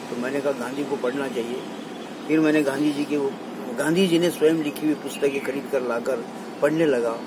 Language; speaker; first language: Hindi; non-native, local second language; Marathi